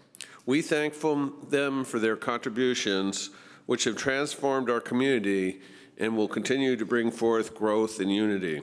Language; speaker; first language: English; native; English